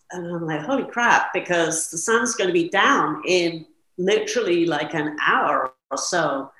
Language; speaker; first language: English; native; English